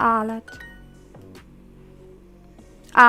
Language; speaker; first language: Hungarian; non-native, learner; English